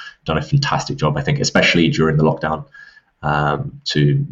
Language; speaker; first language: English; native; English